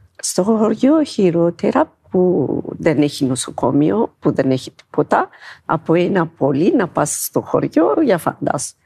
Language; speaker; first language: Greek; non-native, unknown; Amharic